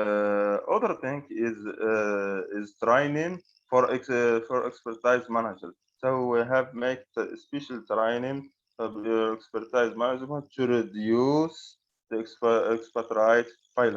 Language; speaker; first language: English; non-native, fluent; Arabic